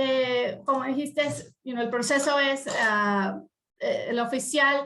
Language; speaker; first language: Spanish; early bilingual, heritage; Spanish